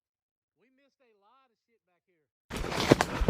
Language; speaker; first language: English; native; English